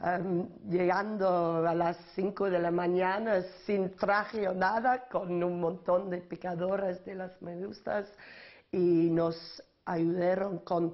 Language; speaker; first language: Spanish; non-native, learner; English